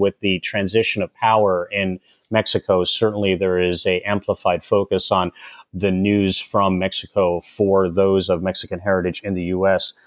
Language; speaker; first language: English; native; English